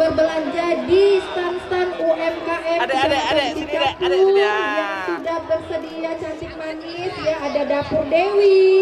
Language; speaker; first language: Malay; native; Malay